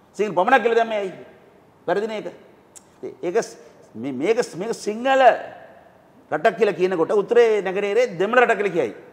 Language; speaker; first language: Sinhala; non-native, local second language; Tamil